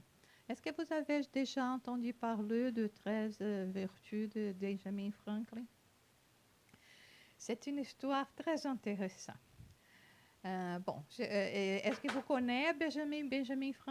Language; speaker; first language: French; non-native, fluent; Portuguese